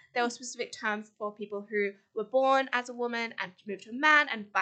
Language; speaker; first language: English; native; English